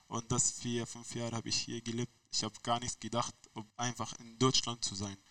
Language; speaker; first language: German; non-native, learner; Arabic